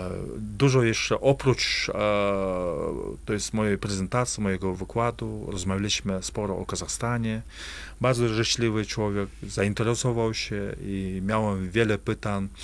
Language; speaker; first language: Polish; non-native, fluent; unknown